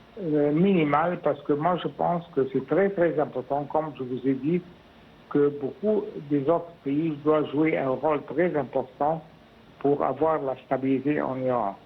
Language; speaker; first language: French; non-native, fluent; Arabic